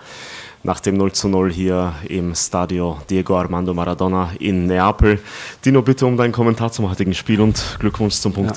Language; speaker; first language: German; native; German